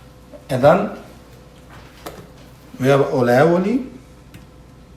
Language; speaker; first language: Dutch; non-native, learner; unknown